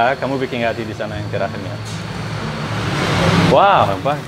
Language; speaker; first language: Indonesian; non-native, learner; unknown